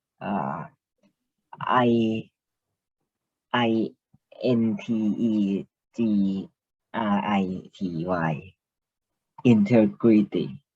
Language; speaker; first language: English; non-native, learner; Thai